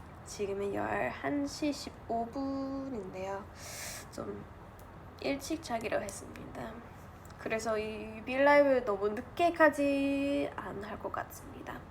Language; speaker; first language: Korean; non-native, learner; English